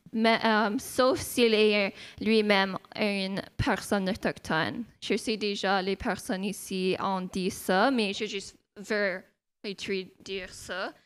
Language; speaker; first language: French; non-native, local second language; English